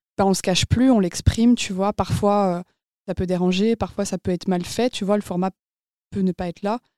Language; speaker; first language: French; native; French